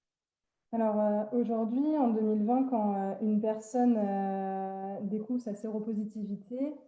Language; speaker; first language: French; native; French